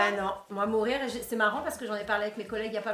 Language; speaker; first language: French; native; French